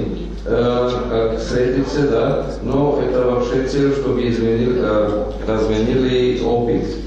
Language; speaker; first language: Russian; non-native, fluent; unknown